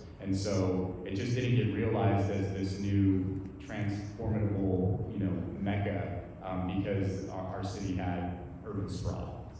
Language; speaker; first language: English; native; English